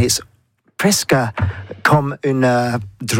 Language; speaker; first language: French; non-native, learner; English